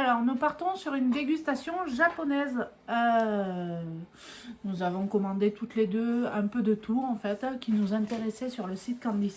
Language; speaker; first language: French; native; French